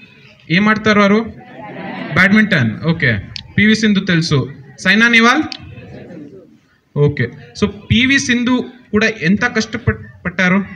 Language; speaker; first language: Telugu; non-native, learner; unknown